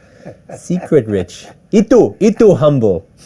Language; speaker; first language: Indonesian; early bilingual, heritage; English